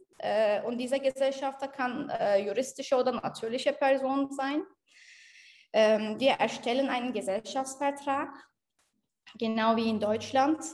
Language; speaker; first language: German; non-native, fluent; Turkish